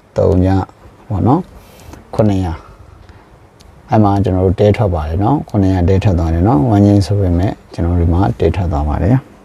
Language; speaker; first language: Burmese; non-native, local second language; Shan